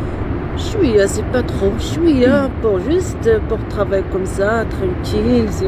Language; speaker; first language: French; non-native, learner; Arabic